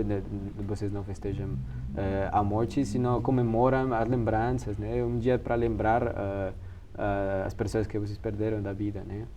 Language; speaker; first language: Portuguese; non-native, fluent; Spanish